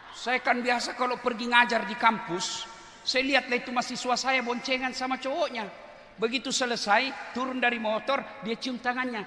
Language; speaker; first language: Indonesian; non-native, local second language; Buginese